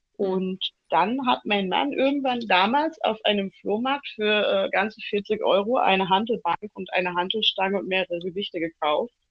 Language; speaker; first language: German; early bilingual, other home language; Italian